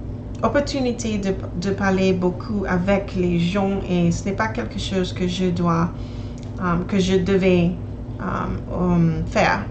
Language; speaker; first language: French; non-native, learner; English